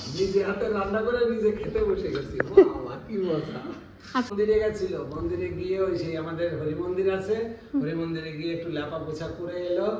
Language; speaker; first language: Bangla; native; Bangla